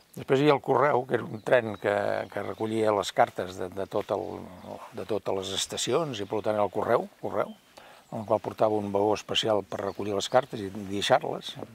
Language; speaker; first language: Catalan; native; Catalan